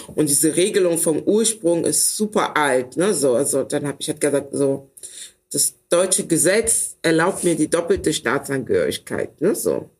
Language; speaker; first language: German; early bilingual, other home language; Ewe